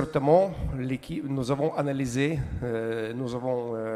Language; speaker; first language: French; non-native, learner; Russian